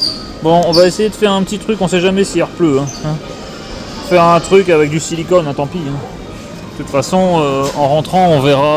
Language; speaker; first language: French; native; French